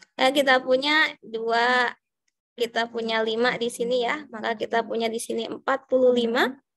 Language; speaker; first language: Indonesian; native; Indonesian